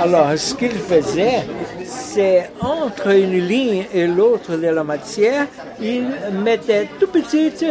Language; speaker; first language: French; non-native, fluent; Portuguese